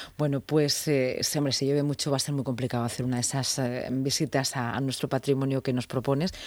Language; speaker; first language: Spanish; native; Spanish